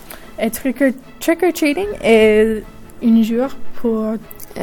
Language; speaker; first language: French; non-native, learner; English